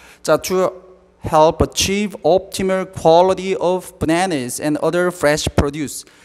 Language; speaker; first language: English; non-native, fluent; Korean